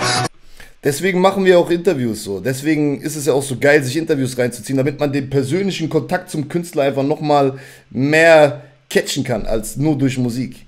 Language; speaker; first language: German; native; German